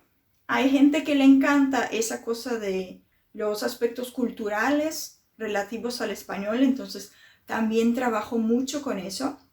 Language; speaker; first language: Spanish; non-native, fluent; Portuguese